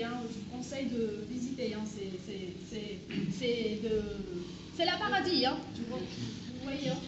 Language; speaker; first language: French; non-native, local second language; Arabic